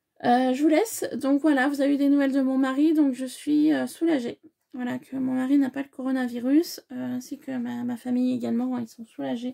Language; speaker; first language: French; native; French